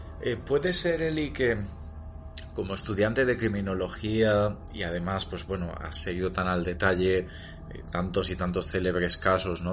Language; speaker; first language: Spanish; native; Spanish